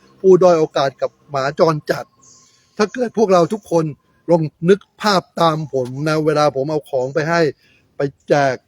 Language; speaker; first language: Thai; native; Thai